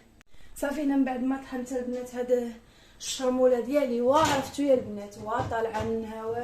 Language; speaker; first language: Arabic; native; Arabic